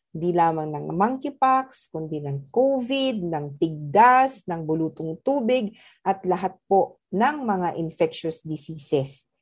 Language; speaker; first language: Filipino; non-native, local second language; Cebuano